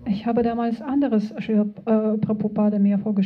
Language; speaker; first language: German; non-native, fluent; Russian